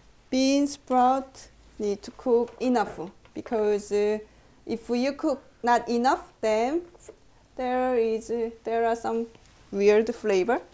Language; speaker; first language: English; non-native, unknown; Korean